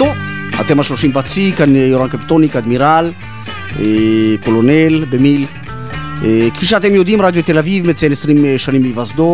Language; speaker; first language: Hebrew; native; Hebrew